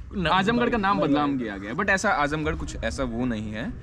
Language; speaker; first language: Hindi; native; Hindi